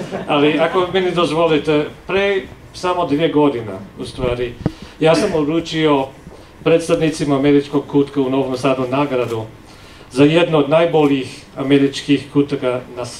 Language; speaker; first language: Serbian; non-native, fluent; English